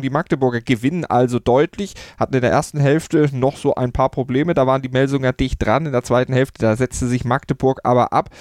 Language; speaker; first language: German; native; German